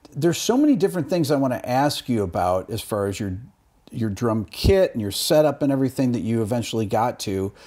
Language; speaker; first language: English; native; English